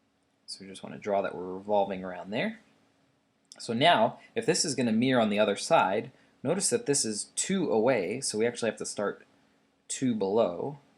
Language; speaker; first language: English; native; English